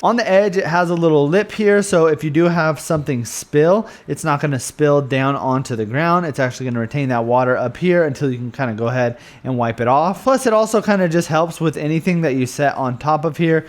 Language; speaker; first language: English; native; English